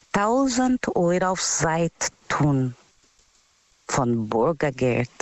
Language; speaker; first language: German; non-native, learner; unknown